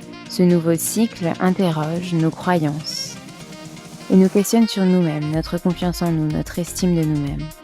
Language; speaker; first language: French; native; French